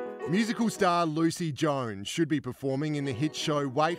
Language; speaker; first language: English; native; English